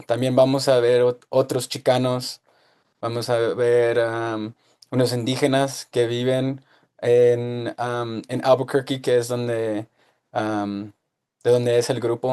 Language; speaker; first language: Spanish; early bilingual, heritage; Spanish